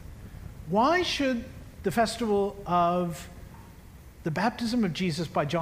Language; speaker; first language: English; native; English